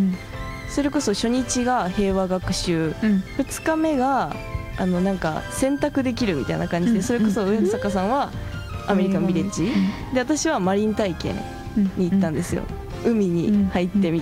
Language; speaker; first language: Japanese; native; Japanese